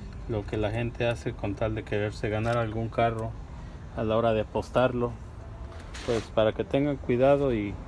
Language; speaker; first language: Spanish; native; Spanish